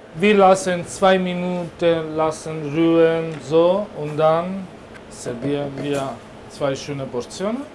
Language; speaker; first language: German; non-native, learner; Italian